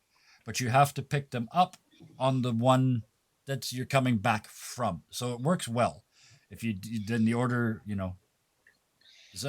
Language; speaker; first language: English; native; English